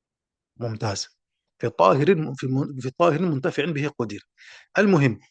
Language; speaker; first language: Arabic; non-native, fluent; French